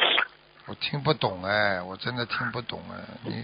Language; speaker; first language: Chinese; native; Chinese